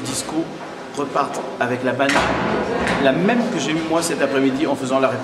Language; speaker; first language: French; native; French